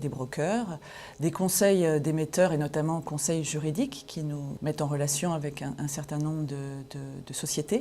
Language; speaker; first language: French; native; French